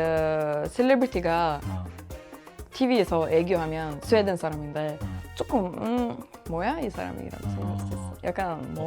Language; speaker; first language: Korean; non-native, fluent; Swedish